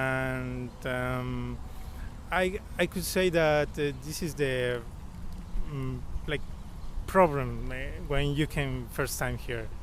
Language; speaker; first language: English; non-native, learner; Spanish